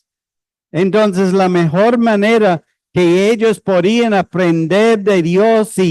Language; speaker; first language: Spanish; non-native, fluent; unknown